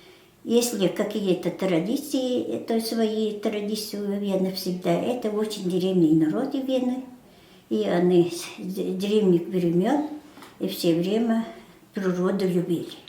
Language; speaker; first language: Russian; non-native, local second language; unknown